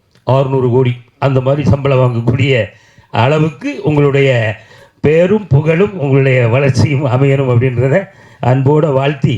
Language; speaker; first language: Tamil; native; Tamil